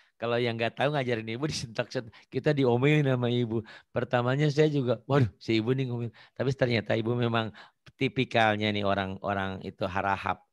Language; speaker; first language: Indonesian; non-native, local second language; Sundanese